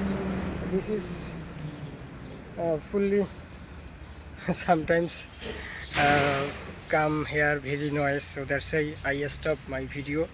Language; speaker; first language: English; non-native, learner; Bangla